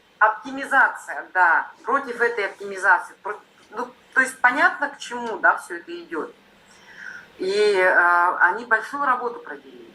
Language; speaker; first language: Russian; non-native, local second language; Yakut